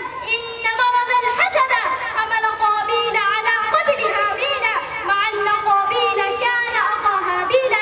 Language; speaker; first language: Arabic; non-native, learner; Urdu